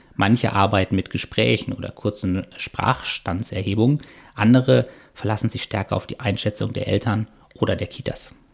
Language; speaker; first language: German; native; German